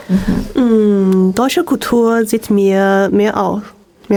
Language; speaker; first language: German; non-native, learner; Chinese